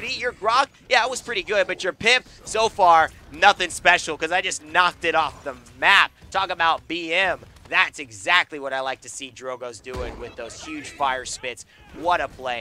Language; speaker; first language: English; native; English